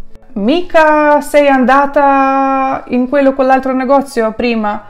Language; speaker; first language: Italian; non-native, fluent; Ukrainian